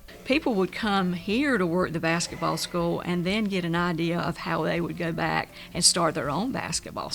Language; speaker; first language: English; native; English